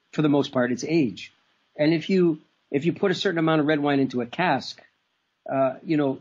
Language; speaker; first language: English; native; English